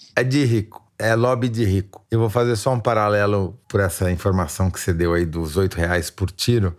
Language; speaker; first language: Portuguese; native; Portuguese